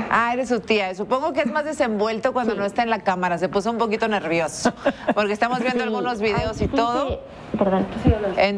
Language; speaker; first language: Spanish; native; Spanish